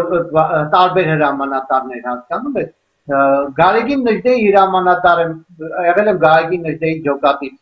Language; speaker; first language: Armenian; native; Armenian